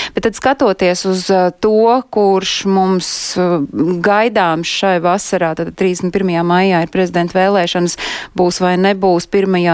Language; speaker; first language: Latvian; native; Latvian